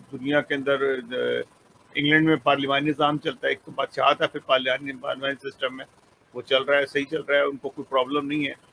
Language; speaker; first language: Urdu; native; Urdu